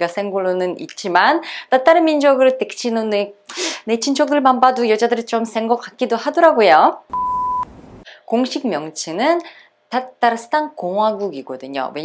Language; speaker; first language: Korean; non-native, fluent; Uzbek